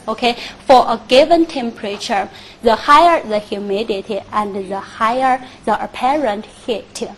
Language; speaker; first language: English; non-native, fluent; Chinese